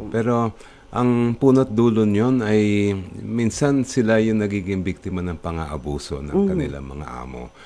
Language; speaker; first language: Filipino; native; Filipino